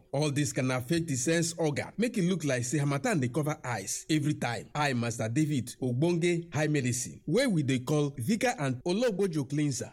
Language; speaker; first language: Nigerian Pidgin; non-native, local second language; Igbo